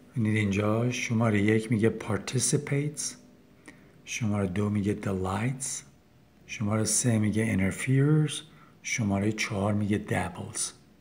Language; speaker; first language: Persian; native; Persian